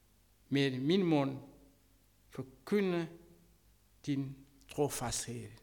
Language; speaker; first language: Danish; non-native, learner; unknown